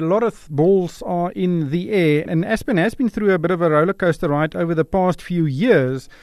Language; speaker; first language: English; non-native, local second language; Afrikaans